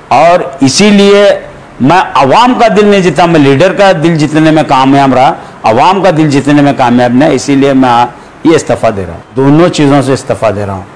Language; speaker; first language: Hindi; non-native, local second language; Urdu